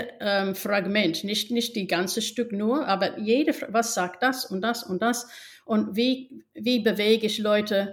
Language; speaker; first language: German; non-native, fluent; English